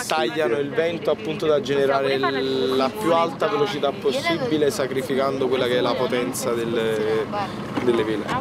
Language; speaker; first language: Italian; native; Italian